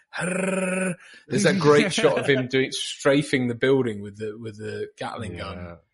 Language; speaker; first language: English; native; English